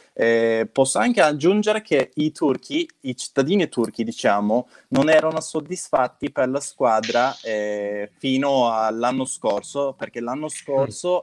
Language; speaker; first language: Italian; non-native, fluent; Turkish